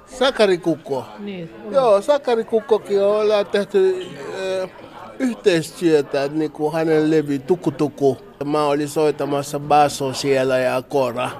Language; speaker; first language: Finnish; non-native, fluent; Mandingo